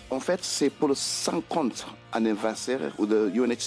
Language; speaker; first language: French; non-native, fluent; Krio